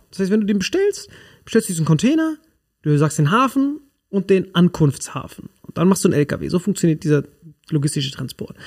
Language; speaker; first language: German; non-native, fluent; Spanish